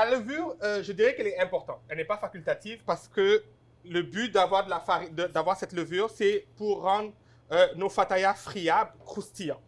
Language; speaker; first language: French; non-native, local second language; Wolof